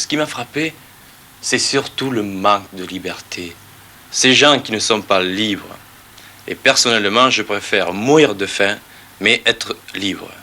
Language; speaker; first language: French; native; French